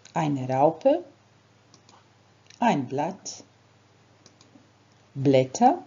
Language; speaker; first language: German; non-native, fluent; Croatian